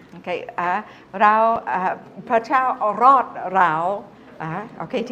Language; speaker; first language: Thai; non-native, fluent; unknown